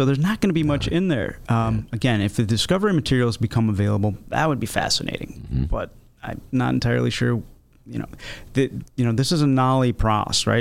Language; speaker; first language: English; native; English